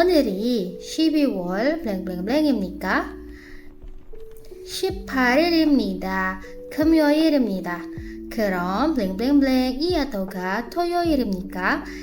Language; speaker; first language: Korean; non-native, learner; Indonesian